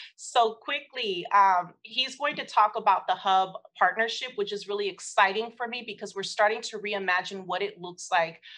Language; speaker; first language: English; native; English